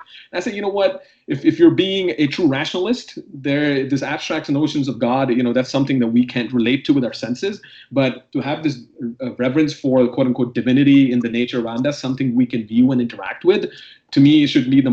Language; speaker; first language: English; non-native, local second language; Hindi